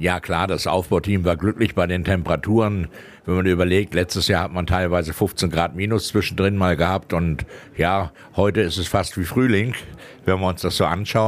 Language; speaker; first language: German; native; German